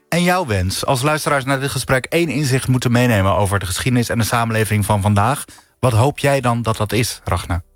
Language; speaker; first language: Dutch; native; Dutch